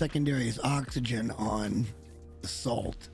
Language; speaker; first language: English; native; English